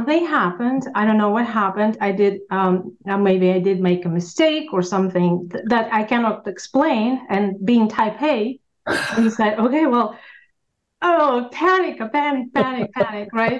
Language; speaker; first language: English; non-native, fluent; Russian